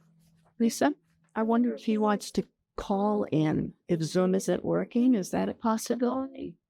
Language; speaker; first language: English; native; English